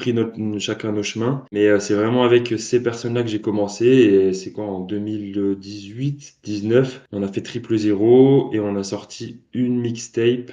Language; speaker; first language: French; native; French